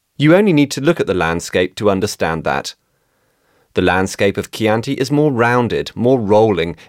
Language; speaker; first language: English; non-native, fluent; Italian